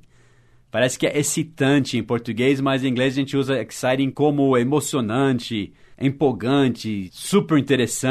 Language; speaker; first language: Portuguese; non-native, fluent; English